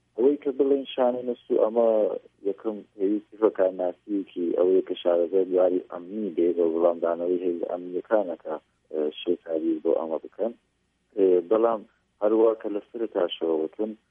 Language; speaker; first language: Central Kurdish; native; Central Kurdish